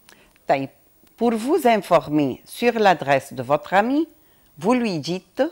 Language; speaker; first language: French; non-native, fluent; Arabic